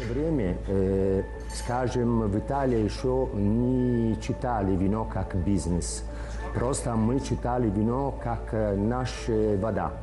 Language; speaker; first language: Russian; non-native, learner; Italian